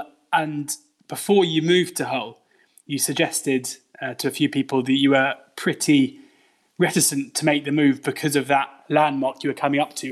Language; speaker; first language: English; native; English